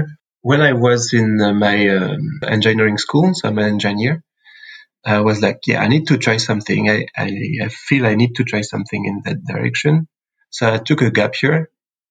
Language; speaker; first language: English; non-native, fluent; French